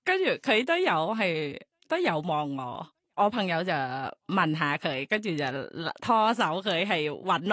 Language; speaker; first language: Cantonese; non-native, learner; Thai